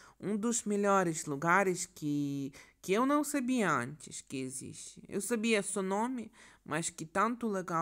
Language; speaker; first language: Portuguese; non-native, learner; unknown